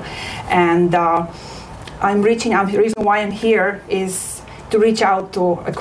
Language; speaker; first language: English; non-native, fluent; Ukrainian